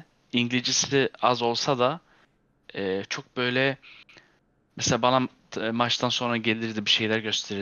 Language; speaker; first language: Turkish; early bilingual, heritage; Turkish